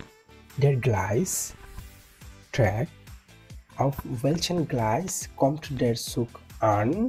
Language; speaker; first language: German; non-native, fluent; Bangla